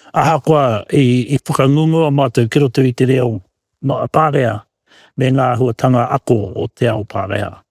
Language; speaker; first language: Māori; native; Māori